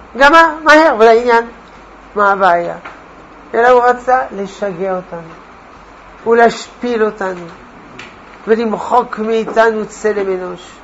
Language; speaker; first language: Hebrew; non-native, fluent; French